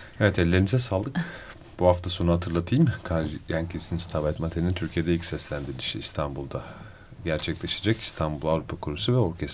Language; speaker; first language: Turkish; native; Turkish